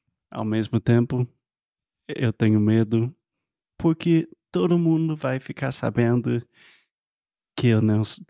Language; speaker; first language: Portuguese; non-native, learner; English